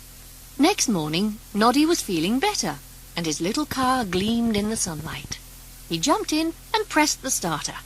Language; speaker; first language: English; native; English